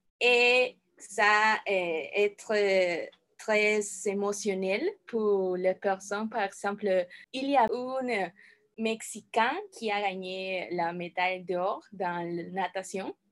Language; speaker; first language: French; non-native, learner; Spanish